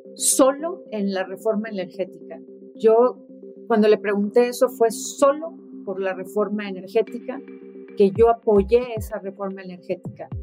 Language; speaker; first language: Spanish; native; Spanish